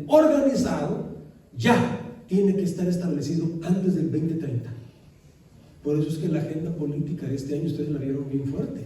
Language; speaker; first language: Spanish; native; Spanish